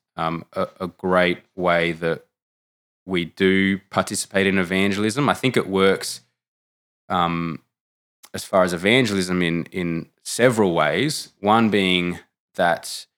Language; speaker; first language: English; native; English